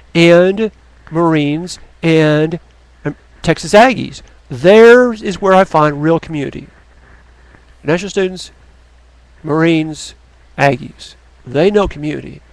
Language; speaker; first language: English; native; English